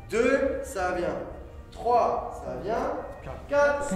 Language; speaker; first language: French; native; French